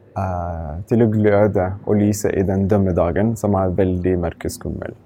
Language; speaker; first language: Norwegian; non-native, fluent; Arabic